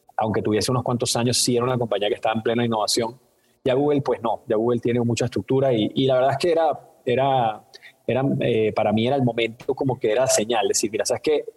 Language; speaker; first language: Spanish; native; Spanish